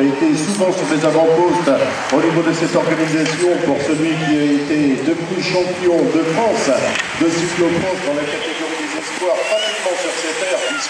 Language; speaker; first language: French; native; French